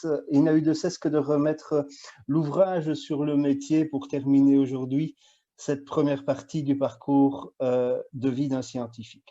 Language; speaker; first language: French; native; French